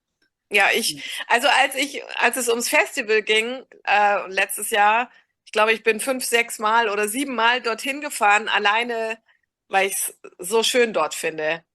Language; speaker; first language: German; native; German